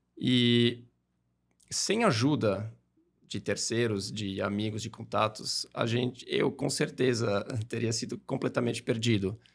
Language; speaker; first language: Portuguese; non-native, fluent; German